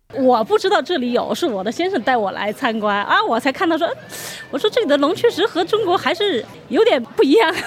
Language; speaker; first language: Chinese; native; Chinese